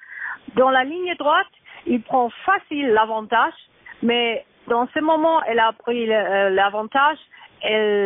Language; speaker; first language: French; non-native, learner; German